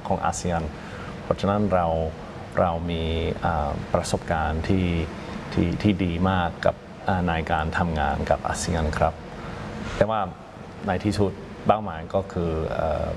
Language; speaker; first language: Thai; non-native, fluent; English